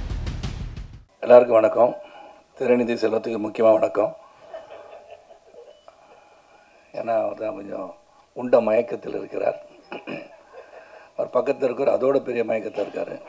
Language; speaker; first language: Tamil; native; Tamil